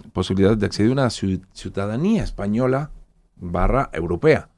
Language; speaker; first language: Catalan; non-native, fluent; Spanish